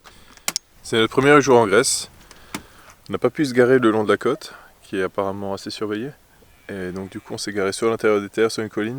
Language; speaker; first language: French; native; French